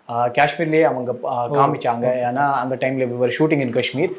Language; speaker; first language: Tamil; non-native, learner; Kashmiri